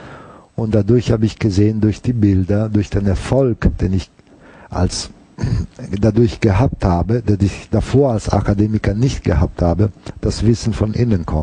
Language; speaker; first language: German; non-native, fluent; Italian